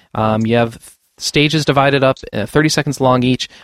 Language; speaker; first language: English; native; English